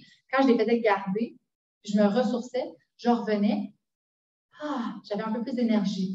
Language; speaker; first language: French; native; French